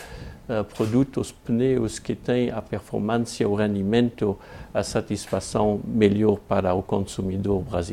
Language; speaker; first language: Portuguese; non-native, fluent; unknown